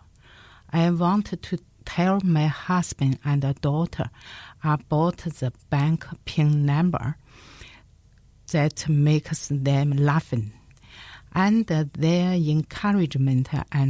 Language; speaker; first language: English; non-native, learner; Chinese